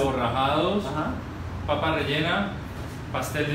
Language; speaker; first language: Spanish; native; Spanish